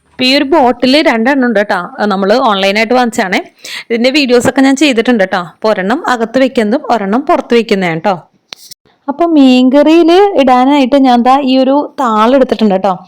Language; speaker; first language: Malayalam; native; Malayalam